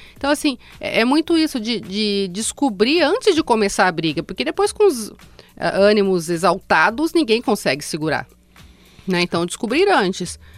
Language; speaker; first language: Portuguese; native; Portuguese